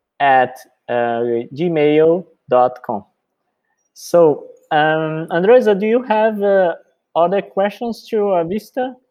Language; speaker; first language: English; non-native, fluent; Portuguese